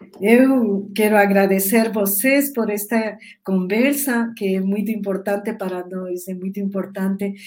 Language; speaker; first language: Portuguese; non-native, learner; Spanish